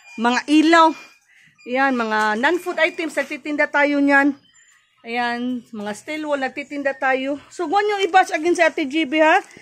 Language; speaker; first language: Filipino; native; Filipino